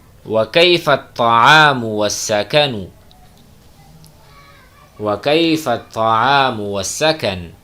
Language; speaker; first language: Arabic; non-native, fluent; Urdu